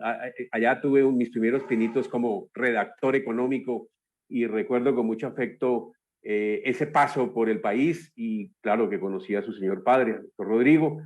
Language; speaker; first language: Spanish; native; Spanish